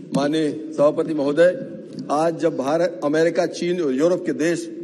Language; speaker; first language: Hindi; native; Hindi